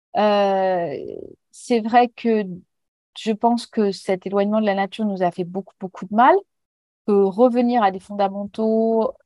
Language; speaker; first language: French; native; French